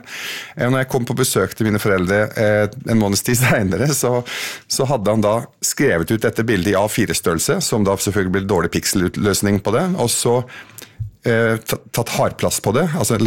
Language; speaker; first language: Norwegian; early bilingual, other home language; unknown